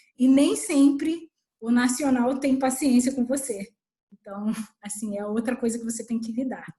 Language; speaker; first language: Portuguese; native; Portuguese